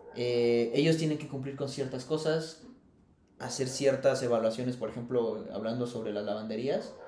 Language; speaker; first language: Spanish; native; Spanish